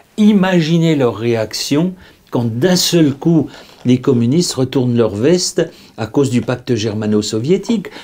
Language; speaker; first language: French; native; French